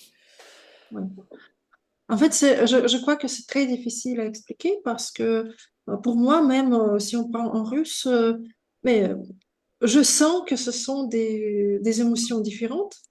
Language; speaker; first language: French; non-native, fluent; Russian